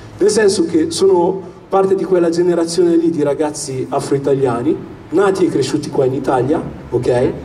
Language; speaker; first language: Italian; early bilingual, other home language; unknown